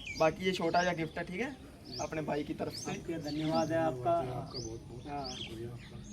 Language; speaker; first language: Hindi; non-native, local second language; Punjabi